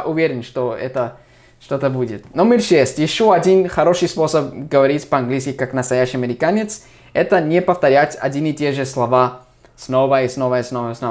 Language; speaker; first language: Russian; non-native, fluent; English